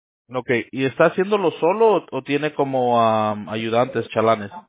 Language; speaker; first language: Spanish; early bilingual, heritage; Spanish